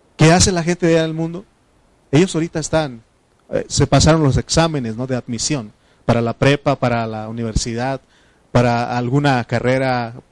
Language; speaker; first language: Spanish; non-native, local second language; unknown